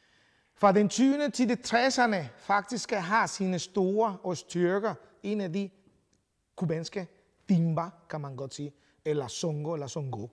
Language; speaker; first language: Danish; non-native, fluent; Spanish